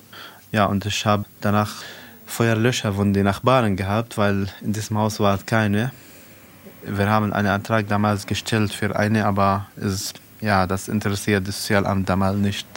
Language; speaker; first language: German; non-native, learner; Arabic